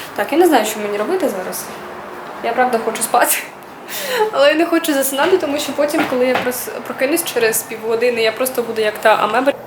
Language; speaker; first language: Ukrainian; native; Ukrainian